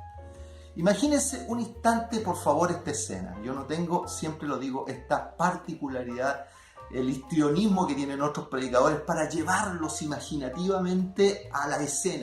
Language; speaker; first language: Spanish; native; Spanish